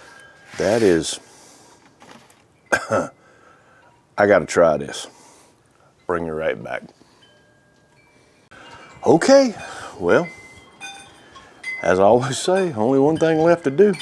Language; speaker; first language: English; native; English